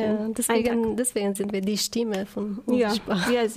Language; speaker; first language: German; non-native, learner; Persian